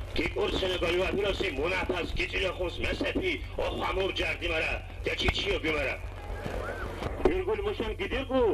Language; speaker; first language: Georgian; non-native, local second language; Mingrelian